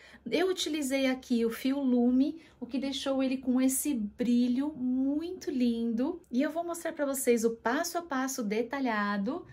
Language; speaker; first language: Portuguese; native; Portuguese